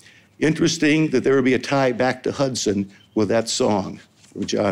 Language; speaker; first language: English; native; English